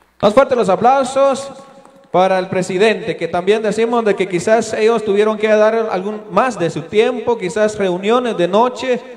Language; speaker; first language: Spanish; non-native, local second language; Kaqchikel